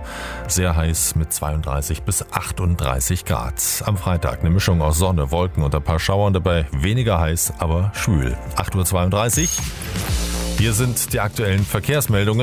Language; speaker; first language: German; native; German